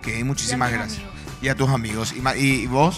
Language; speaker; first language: Spanish; native; Spanish